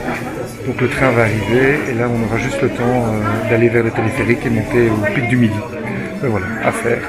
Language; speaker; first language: French; native; French